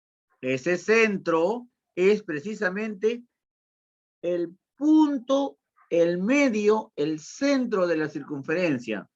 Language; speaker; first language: Spanish; native; Spanish